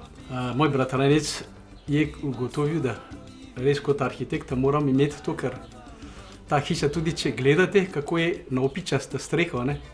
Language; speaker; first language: Slovenian; non-native, learner; Malagasy